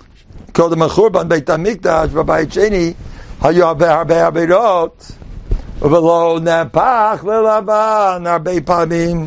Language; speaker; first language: Hebrew; non-native, fluent; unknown